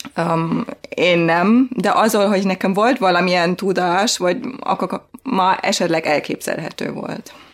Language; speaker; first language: Hungarian; non-native, fluent; German